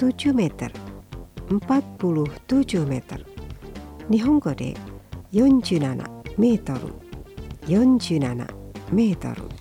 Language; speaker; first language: Japanese; non-native, fluent; Indonesian